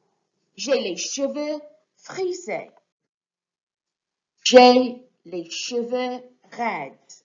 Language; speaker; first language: French; non-native, fluent; English